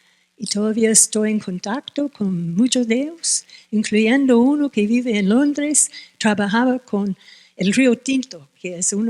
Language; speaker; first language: Spanish; non-native, fluent; English